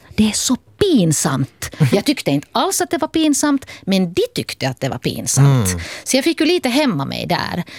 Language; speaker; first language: Swedish; native; Swedish